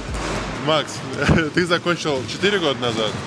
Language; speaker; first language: Russian; native; Russian